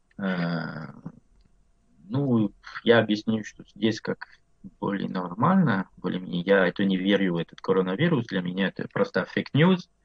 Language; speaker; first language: Russian; non-native, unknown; French